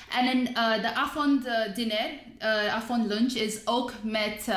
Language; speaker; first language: Dutch; non-native, fluent; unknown